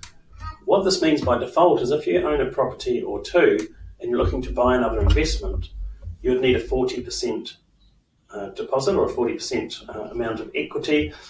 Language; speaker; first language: English; native; English